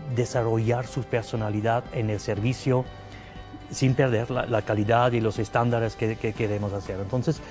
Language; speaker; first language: Spanish; non-native, fluent; Swiss German